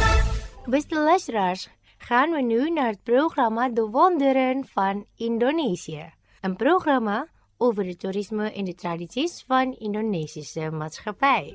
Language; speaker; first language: Dutch; non-native, fluent; Indonesian